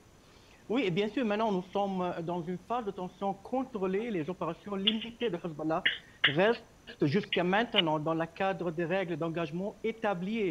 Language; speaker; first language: French; non-native, learner; Arabic